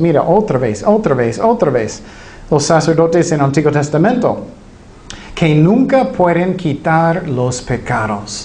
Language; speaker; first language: Spanish; non-native, fluent; English